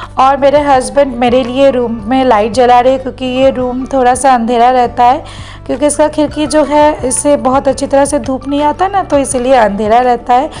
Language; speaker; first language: Hindi; non-native, local second language; Bangla